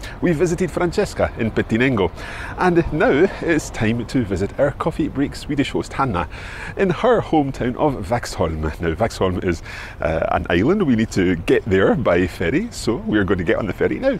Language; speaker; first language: English; native; English